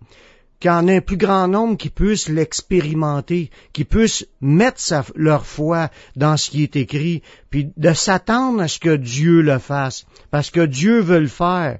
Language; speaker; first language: French; native; French